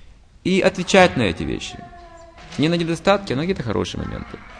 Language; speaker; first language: Russian; native; Russian